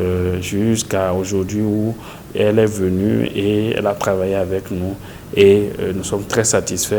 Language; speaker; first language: French; native; French